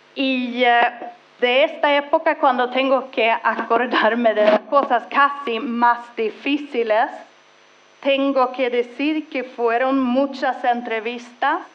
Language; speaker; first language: Spanish; non-native, fluent; Swedish